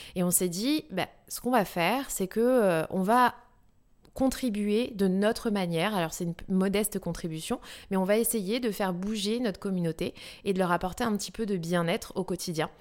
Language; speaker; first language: French; native; French